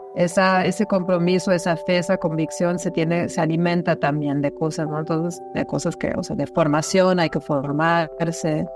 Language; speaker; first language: Spanish; non-native, fluent; German